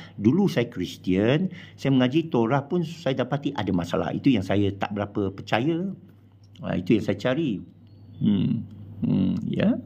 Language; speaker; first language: Malay; non-native, local second language; Chinese